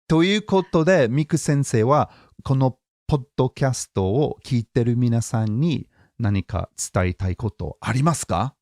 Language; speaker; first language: Japanese; non-native, fluent; English